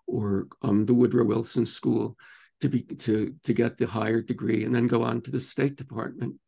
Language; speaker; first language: English; native; English